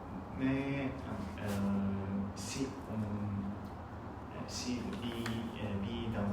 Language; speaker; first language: French; non-native, learner; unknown